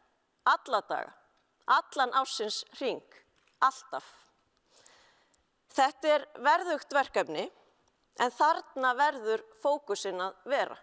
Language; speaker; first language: Icelandic; native; Icelandic